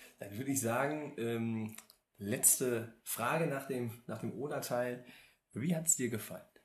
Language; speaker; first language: German; native; German